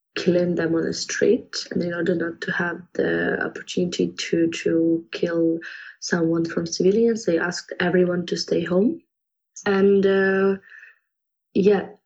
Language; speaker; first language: English; non-native, fluent; Ukrainian